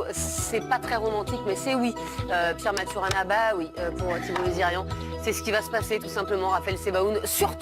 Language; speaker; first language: French; native; French